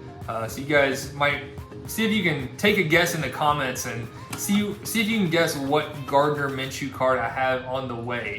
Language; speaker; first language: English; native; English